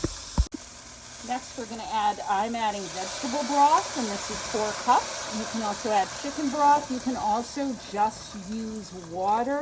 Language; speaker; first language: English; native; English